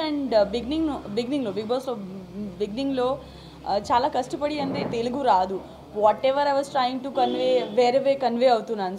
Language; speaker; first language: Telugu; non-native, learner; Gujarati